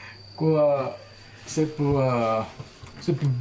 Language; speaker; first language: French; non-native, learner; Japanese